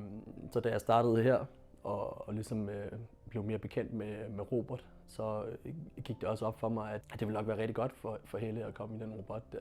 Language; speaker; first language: Danish; native; Danish